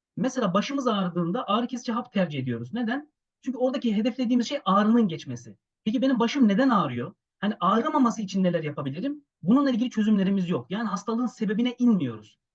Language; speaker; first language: Turkish; native; Turkish